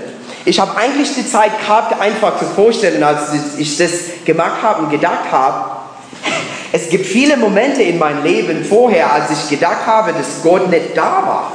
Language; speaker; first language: German; non-native, learner; English